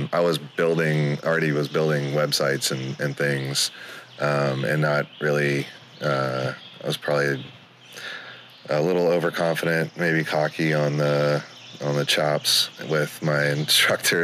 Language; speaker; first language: English; native; English